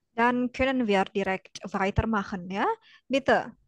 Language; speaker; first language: German; non-native, fluent; Indonesian